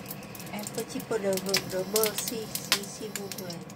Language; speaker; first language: French; non-native, fluent; Vietnamese